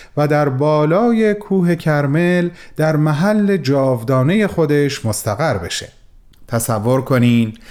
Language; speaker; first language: Persian; native; Persian